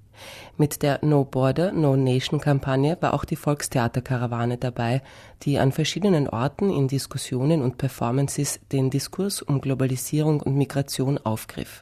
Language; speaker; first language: German; native; German